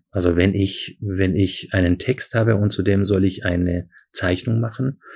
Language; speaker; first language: German; non-native, fluent; Persian